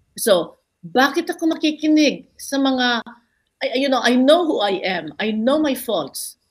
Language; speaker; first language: Filipino; non-native, local second language; Bikol